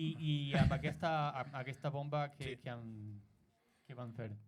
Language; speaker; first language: Catalan; non-native, learner; Spanish